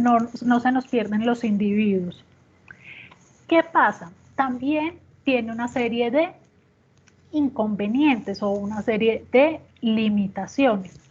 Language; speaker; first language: Spanish; native; Spanish